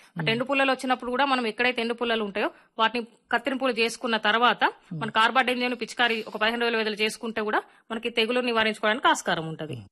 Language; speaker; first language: Telugu; native; Telugu